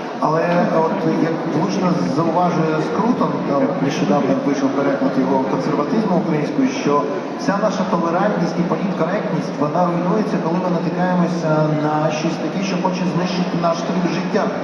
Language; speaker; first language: Ukrainian; native; Ukrainian